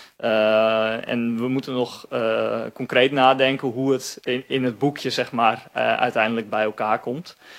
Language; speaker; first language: Dutch; native; Dutch